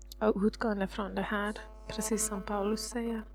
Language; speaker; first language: Swedish; non-native, fluent; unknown